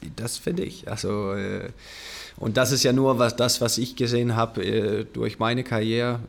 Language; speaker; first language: German; non-native, fluent; Danish